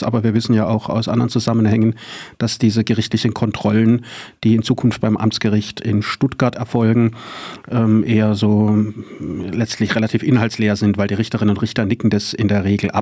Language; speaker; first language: German; native; German